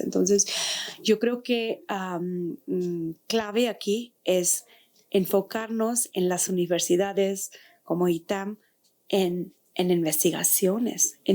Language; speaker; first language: Spanish; non-native, fluent; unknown